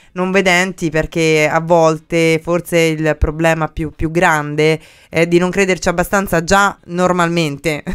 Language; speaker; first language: Italian; native; Italian